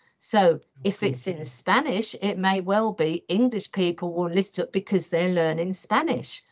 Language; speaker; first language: English; native; English